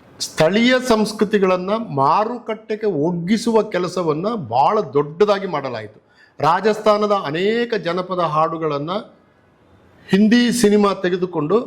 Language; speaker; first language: Kannada; native; Kannada